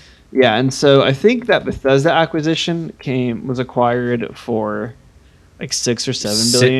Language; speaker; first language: English; native; English